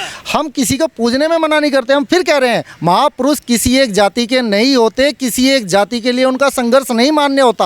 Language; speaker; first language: Hindi; native; Hindi